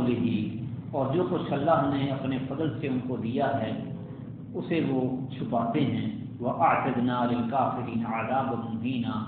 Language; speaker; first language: Urdu; native; Urdu